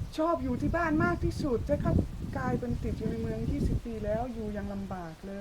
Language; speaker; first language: Thai; non-native, fluent; Dutch